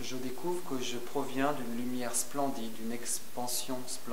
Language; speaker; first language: French; native; French